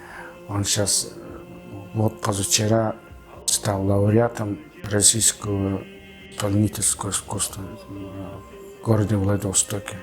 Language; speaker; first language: Russian; non-native, fluent; Mongolian